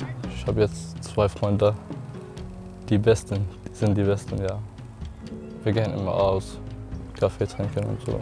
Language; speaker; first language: German; non-native, learner; Arabic